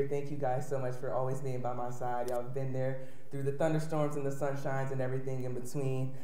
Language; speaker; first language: English; native; English